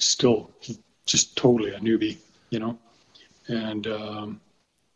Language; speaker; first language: English; native; English